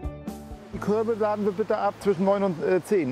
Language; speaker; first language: German; native; German